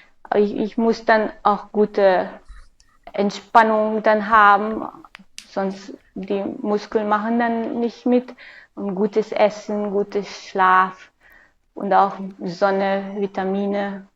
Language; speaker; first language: German; non-native, fluent; Hungarian